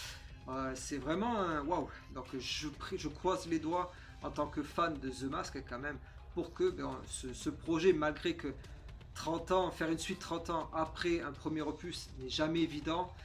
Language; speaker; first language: French; native; French